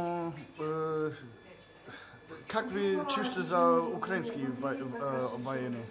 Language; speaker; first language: Russian; non-native, learner; English